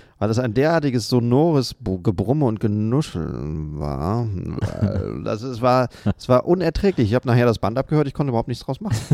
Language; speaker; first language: German; native; German